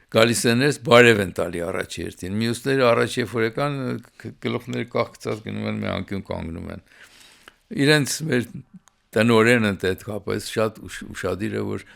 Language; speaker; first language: Armenian; early bilingual, heritage; Armenian